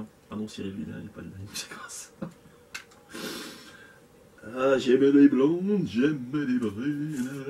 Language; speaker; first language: French; native; French